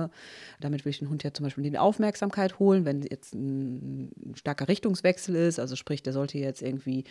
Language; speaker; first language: German; native; German